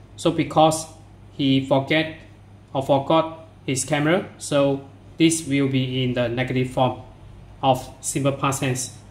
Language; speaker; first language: English; non-native, local second language; Chinese